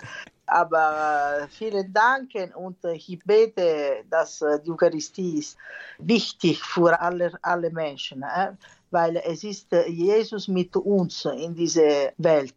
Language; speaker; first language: German; non-native, learner; Italian